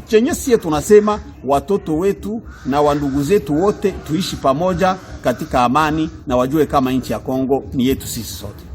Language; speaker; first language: Swahili; non-native, local second language; Kinyarwanda